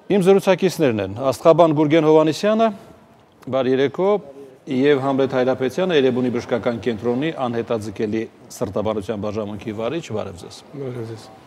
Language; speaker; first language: Armenian; native; Armenian